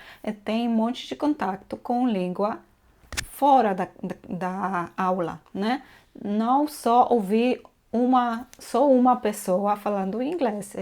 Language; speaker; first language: Portuguese; non-native, learner; Polish